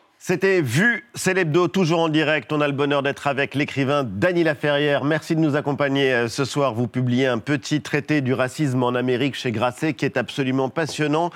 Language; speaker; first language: French; native; French